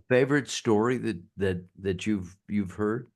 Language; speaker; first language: English; native; English